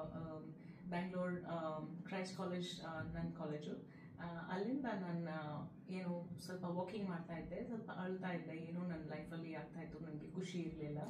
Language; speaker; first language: Kannada; non-native, local second language; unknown